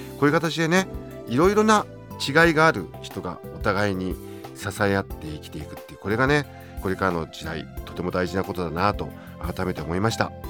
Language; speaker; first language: Japanese; native; Japanese